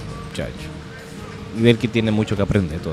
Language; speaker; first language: Spanish; native; Spanish